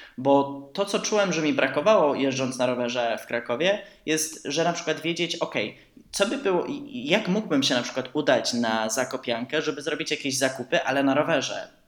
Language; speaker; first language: Polish; early bilingual, heritage; Polish